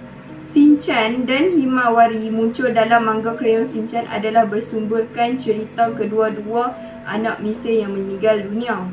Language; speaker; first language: Malay; native; Malay